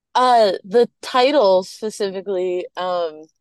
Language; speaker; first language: English; native; English